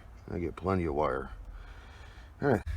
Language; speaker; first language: English; native; English